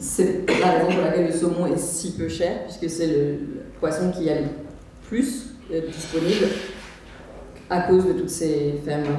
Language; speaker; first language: French; native; French